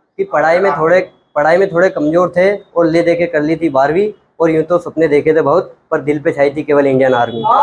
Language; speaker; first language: Hindi; native; Hindi